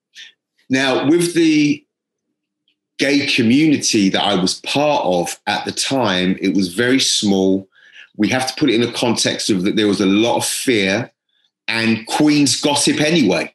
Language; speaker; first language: English; native; English